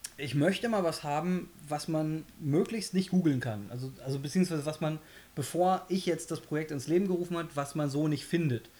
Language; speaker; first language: German; early bilingual, other home language; Polish